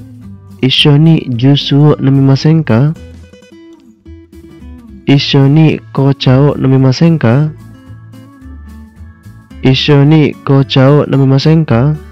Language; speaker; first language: Japanese; non-native, fluent; Indonesian